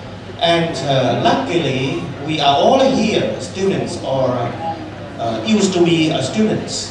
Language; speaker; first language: English; non-native, learner; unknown